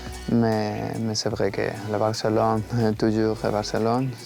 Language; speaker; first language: French; non-native, learner; Spanish